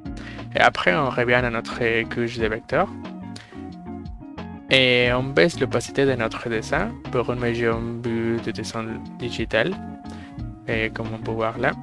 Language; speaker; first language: French; non-native, fluent; Spanish